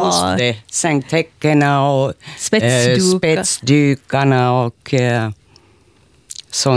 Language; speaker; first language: Swedish; non-native, local second language; Finnish